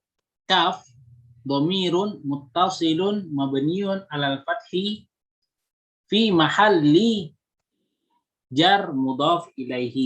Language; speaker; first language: Arabic; non-native, fluent; Indonesian